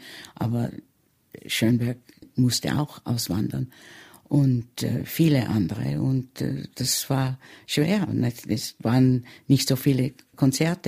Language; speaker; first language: German; early bilingual, heritage; German